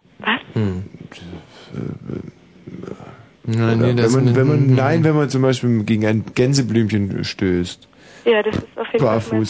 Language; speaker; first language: German; native; German